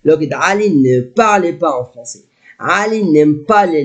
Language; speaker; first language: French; non-native, fluent; Arabic